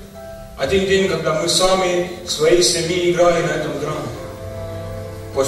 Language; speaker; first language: Russian; non-native, learner; Estonian